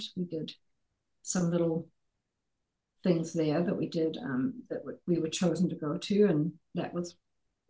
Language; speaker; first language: English; native; English